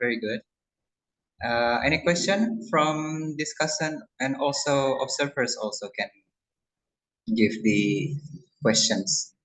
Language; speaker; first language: English; non-native, local second language; Indonesian